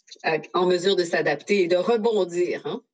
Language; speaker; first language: French; native; French